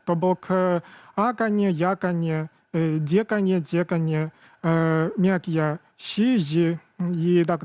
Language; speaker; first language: Belarusian; non-native, fluent; Chinese